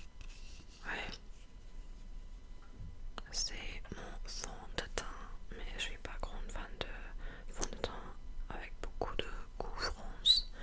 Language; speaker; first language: French; non-native, fluent; English